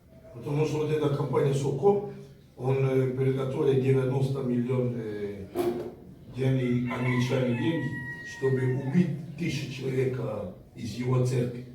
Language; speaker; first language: Russian; non-native, fluent; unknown